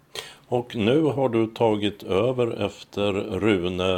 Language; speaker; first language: Swedish; native; Swedish